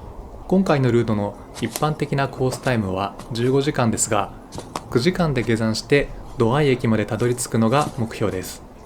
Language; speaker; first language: Japanese; native; Japanese